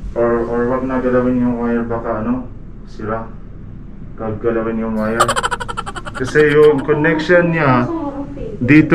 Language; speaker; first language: Filipino; non-native, learner; Arabic